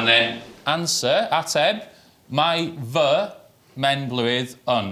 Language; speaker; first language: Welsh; non-native, local second language; English